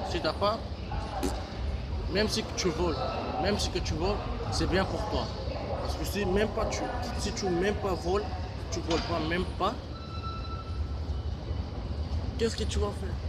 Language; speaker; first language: French; non-native, fluent; Bulgarian